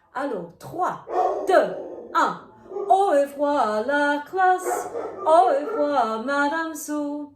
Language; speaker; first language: French; non-native, fluent; English